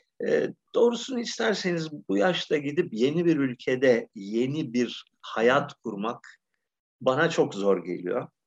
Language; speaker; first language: Turkish; native; Turkish